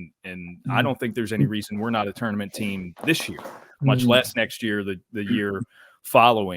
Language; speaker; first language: English; native; English